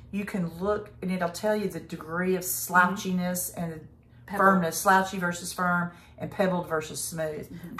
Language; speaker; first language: English; native; English